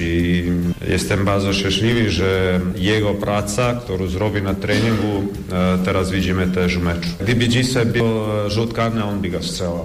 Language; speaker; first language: Polish; non-native, fluent; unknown